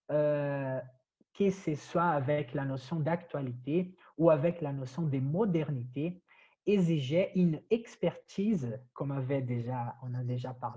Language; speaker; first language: French; non-native, fluent; Portuguese